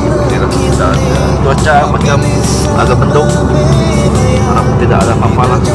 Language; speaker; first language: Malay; non-native, local second language; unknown